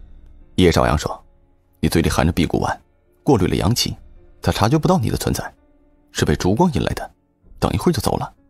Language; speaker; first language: Chinese; native; Chinese